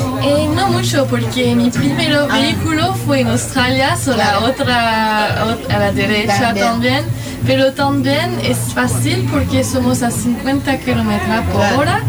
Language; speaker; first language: Spanish; non-native, learner; French